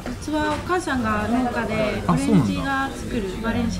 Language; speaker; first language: Japanese; non-native, fluent; Spanish